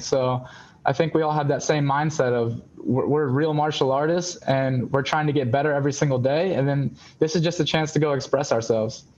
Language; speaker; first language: English; native; English